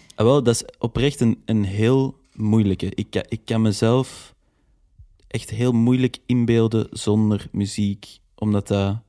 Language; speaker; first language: Dutch; native; Dutch